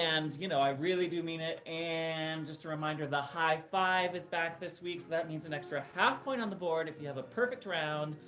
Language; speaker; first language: English; native; English